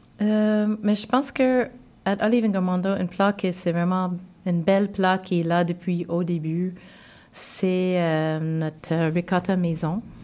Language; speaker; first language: French; non-native, fluent; English